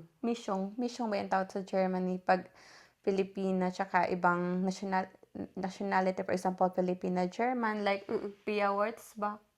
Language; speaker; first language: Filipino; non-native, local second language; Cebuano